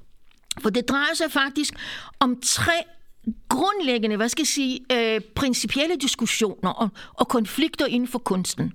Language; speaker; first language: Danish; non-native, fluent; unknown